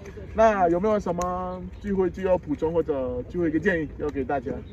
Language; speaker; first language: Chinese; non-native, fluent; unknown